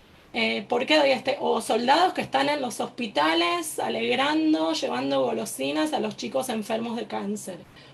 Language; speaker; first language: Spanish; non-native, fluent; Hebrew